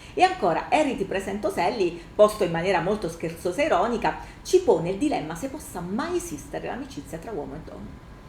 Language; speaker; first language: Italian; native; Italian